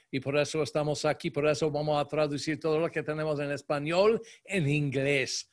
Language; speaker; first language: Spanish; non-native, fluent; English